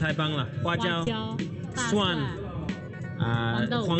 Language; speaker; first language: Chinese; non-native, fluent; English